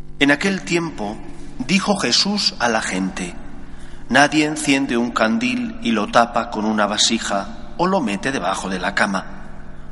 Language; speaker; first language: Spanish; native; Spanish